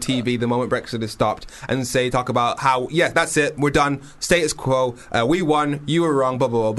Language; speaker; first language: English; native; English